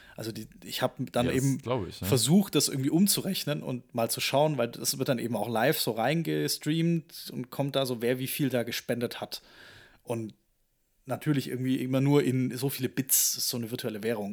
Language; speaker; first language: German; native; German